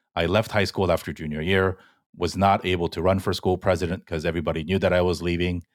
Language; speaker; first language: English; early bilingual, other home language; Korean